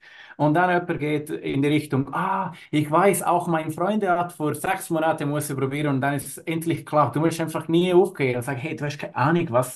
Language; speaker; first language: German; non-native, learner; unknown